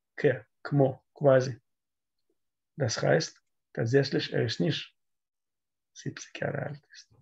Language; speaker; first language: German; non-native, learner; Russian